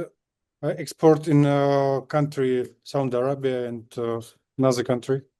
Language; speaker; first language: English; non-native, learner; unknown